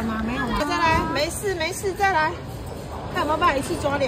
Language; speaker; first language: Chinese; native; Chinese